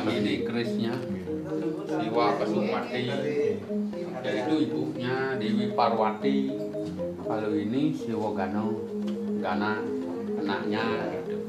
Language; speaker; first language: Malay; non-native, local second language; Balinese